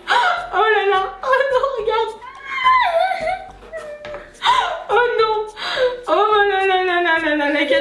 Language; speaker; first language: French; native; French